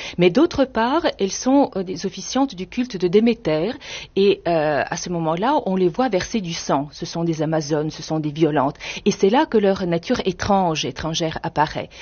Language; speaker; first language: French; non-native, fluent; Bulgarian